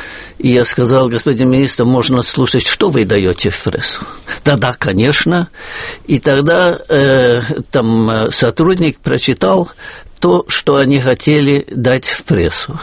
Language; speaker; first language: Russian; non-native, fluent; German